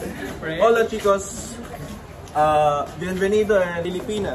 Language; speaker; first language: Spanish; non-native, learner; Filipino